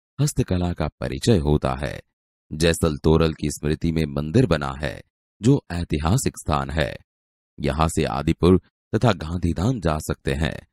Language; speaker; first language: Hindi; non-native, local second language; Gujarati